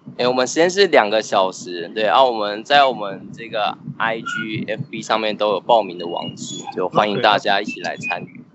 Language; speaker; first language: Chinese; native; Chinese